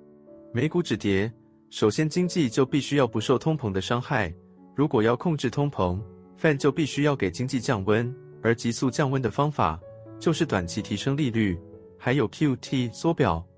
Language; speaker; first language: Chinese; native; Chinese